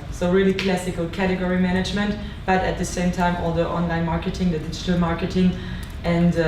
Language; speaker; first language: English; non-native, fluent; German